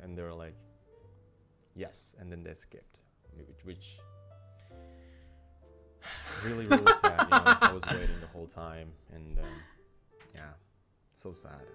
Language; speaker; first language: English; non-native, fluent; Indonesian